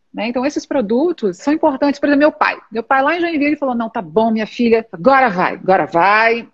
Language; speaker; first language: Portuguese; native; Portuguese